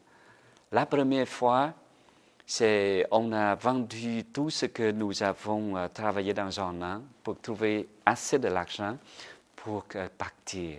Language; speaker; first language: French; non-native, fluent; Vietnamese